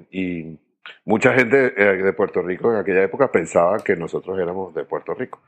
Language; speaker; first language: Spanish; native; Spanish